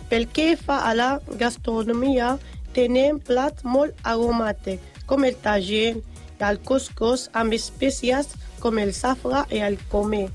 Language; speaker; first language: Catalan; non-native, learner; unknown